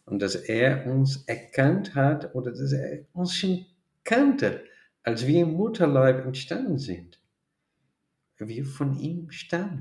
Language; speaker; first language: German; non-native, fluent; Portuguese